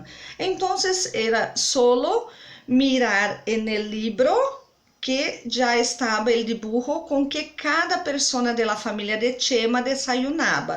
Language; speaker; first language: Spanish; non-native, fluent; Portuguese